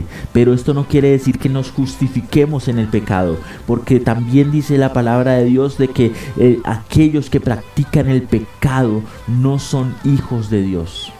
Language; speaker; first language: Spanish; native; Spanish